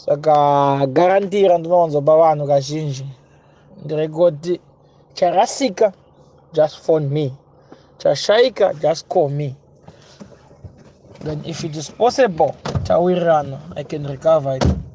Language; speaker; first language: English; non-native, local second language; Shona